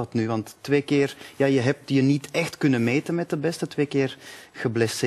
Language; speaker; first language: Dutch; native; Dutch